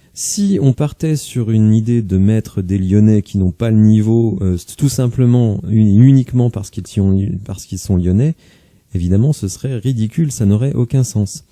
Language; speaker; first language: French; native; French